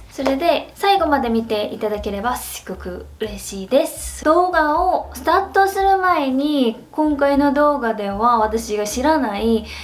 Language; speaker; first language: Japanese; non-native, fluent; Korean